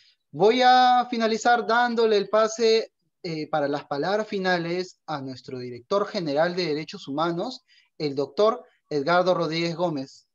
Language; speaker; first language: Spanish; native; Spanish